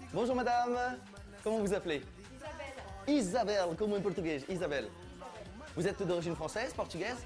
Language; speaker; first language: Portuguese; early bilingual, heritage; French